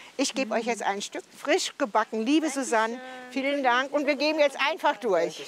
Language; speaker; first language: German; native; German